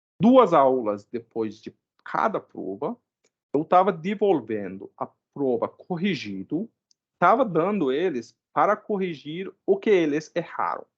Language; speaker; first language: Portuguese; non-native, fluent; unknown